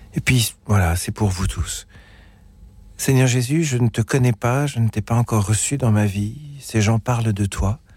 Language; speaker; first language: French; native; French